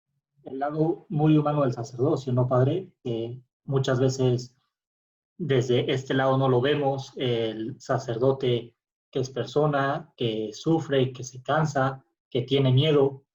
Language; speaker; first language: Spanish; native; Spanish